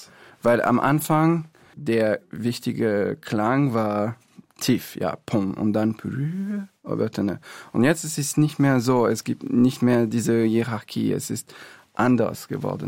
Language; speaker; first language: German; non-native, fluent; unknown